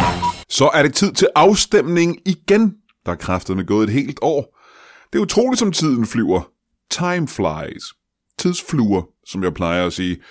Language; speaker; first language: Danish; native; Danish